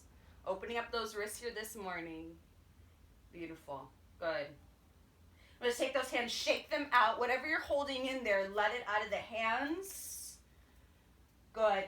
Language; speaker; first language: English; native; English